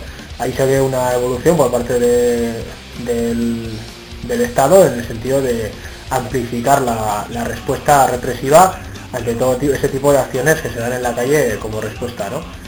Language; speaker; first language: Spanish; native; Spanish